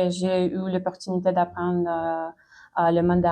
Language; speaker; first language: French; non-native, fluent; Ukrainian